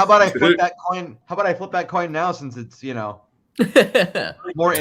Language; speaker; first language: English; native; English